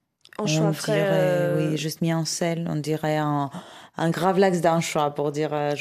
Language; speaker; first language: French; non-native, fluent; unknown